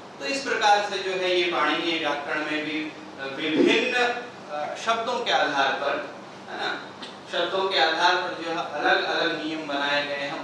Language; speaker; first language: Hindi; native; Hindi